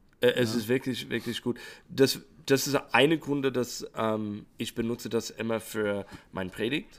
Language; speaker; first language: German; non-native, fluent; English